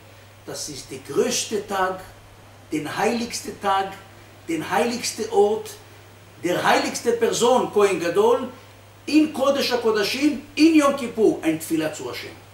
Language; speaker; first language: German; non-native, fluent; Hebrew